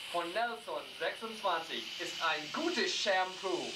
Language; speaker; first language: German; non-native, learner; English